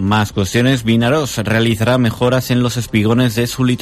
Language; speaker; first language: Spanish; native; Spanish